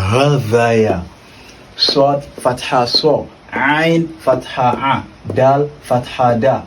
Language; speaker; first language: Arabic; non-native, fluent; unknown